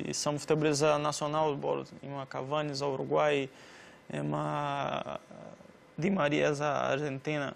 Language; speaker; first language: Bulgarian; non-native, learner; Portuguese